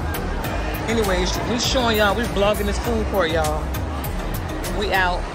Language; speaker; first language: English; native; English